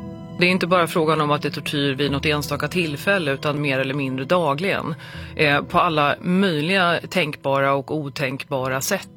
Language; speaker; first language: Swedish; native; Swedish